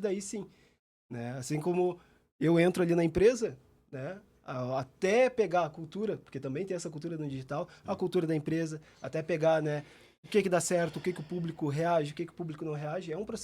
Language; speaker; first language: Portuguese; native; Portuguese